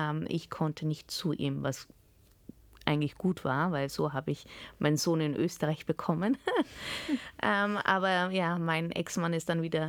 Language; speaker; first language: German; native; German